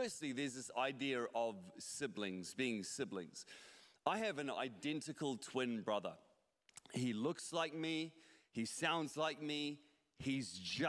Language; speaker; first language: English; native; English